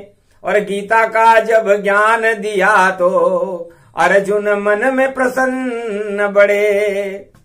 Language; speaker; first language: Hindi; native; Hindi